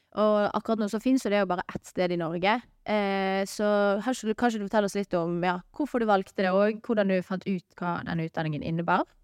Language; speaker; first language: Norwegian; native; Norwegian